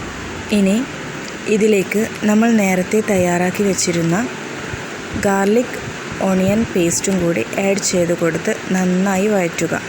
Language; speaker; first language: Malayalam; native; Malayalam